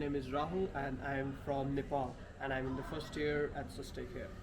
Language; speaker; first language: English; non-native, fluent; Nepali